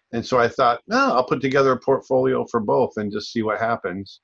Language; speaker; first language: English; native; English